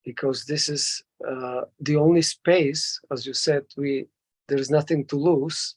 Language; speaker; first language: English; non-native, fluent; Bulgarian